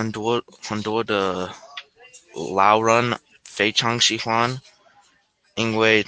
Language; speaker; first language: Chinese; non-native, learner; English